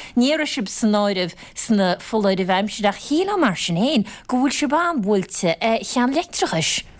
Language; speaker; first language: Irish; native; Irish